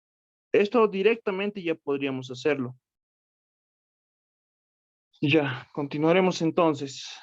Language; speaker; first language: Spanish; native; Spanish